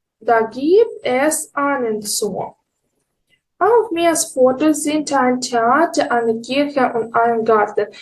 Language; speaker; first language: German; non-native, learner; Ukrainian